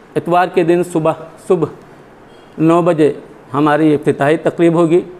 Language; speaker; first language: Hindi; non-native, local second language; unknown